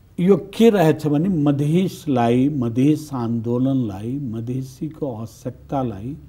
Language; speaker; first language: Nepali; non-native, local second language; Bhojpuri